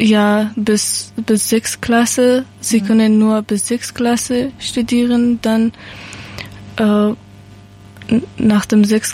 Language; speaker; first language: German; non-native, learner; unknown